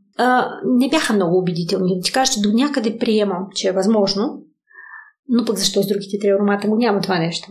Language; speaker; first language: Bulgarian; early bilingual, heritage; Russian